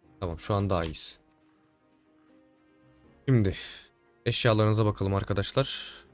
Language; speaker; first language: Turkish; native; Turkish